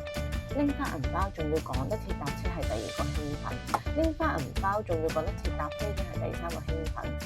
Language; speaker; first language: Cantonese; native; Cantonese